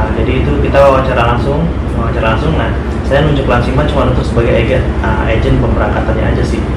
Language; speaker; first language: Indonesian; native; Indonesian